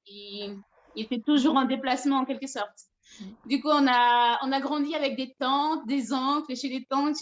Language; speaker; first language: French; non-native, local second language; Dyula